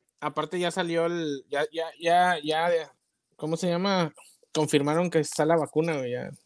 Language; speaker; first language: Spanish; native; Spanish